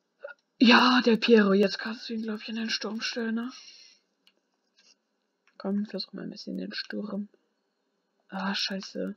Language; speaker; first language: German; native; German